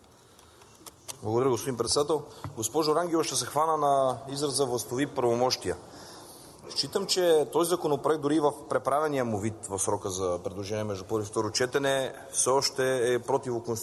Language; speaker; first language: Bulgarian; native; Bulgarian